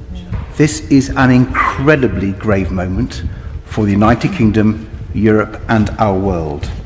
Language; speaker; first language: English; native; English